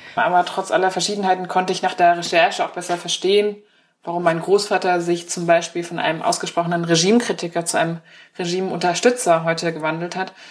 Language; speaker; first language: German; early bilingual, other home language; Chinese